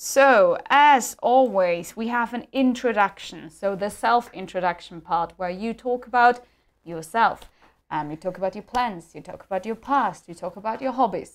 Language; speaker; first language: English; non-native, fluent; German